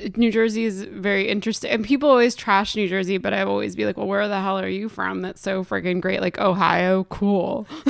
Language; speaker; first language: English; native; English